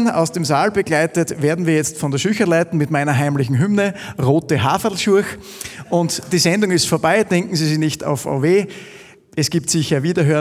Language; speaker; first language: German; native; German